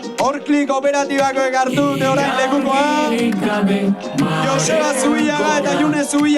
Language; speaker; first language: Basque; native; Basque